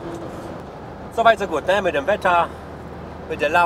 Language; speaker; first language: German; non-native, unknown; Polish